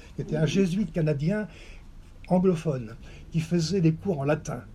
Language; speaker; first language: French; native; French